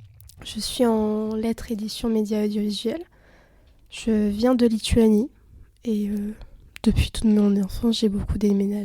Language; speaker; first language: French; early bilingual, other home language; Lithuanian